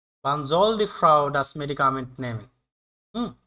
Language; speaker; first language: German; non-native, fluent; Bangla